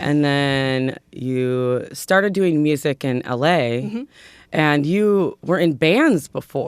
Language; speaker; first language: English; native; English